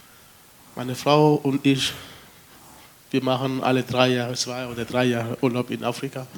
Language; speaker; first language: German; non-native, fluent; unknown